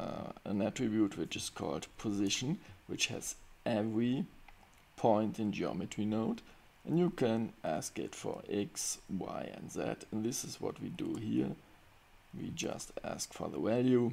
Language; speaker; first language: English; non-native, fluent; German